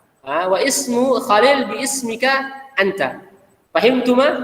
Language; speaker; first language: Arabic; non-native, fluent; Indonesian